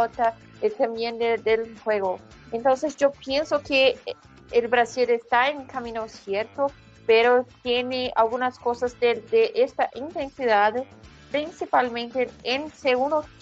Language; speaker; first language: Spanish; non-native, fluent; Portuguese